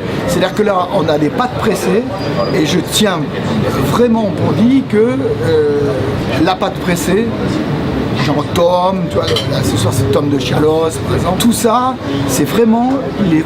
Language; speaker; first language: French; native; French